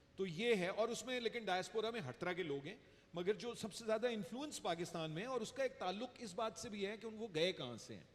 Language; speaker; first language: Urdu; native; Urdu